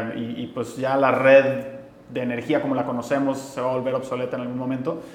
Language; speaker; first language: Spanish; native; Spanish